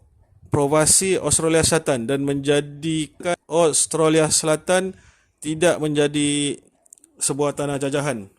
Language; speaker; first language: Malay; native; Malay